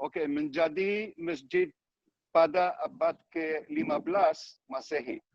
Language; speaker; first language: Indonesian; non-native, learner; Hebrew